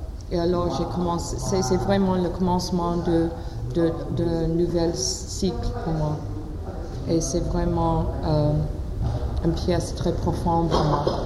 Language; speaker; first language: French; non-native, learner; English